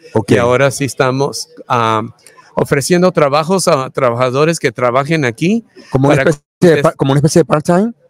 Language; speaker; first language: Spanish; early bilingual, heritage; Spanish